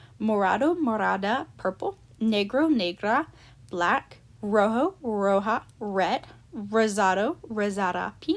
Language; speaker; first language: Spanish; non-native, learner; English